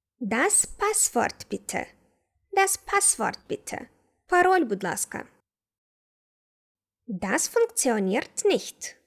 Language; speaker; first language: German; non-native, fluent; Ukrainian